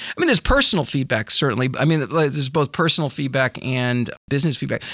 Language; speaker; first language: English; native; English